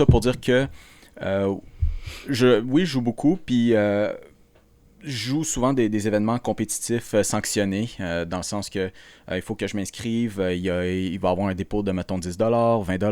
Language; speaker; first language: French; native; French